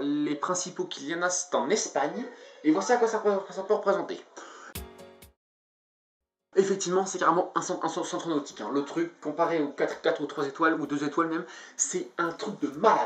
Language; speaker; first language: French; native; French